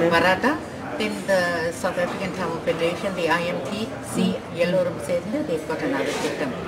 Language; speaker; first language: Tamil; early bilingual, heritage; Tamil